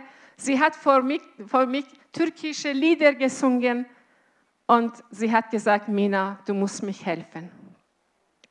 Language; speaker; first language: German; non-native, fluent; Azerbaijani